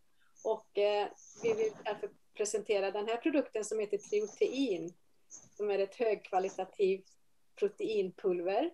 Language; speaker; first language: Swedish; native; Swedish